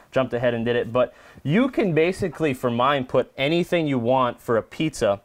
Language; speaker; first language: English; native; English